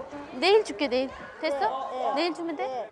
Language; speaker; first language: Korean; native; Korean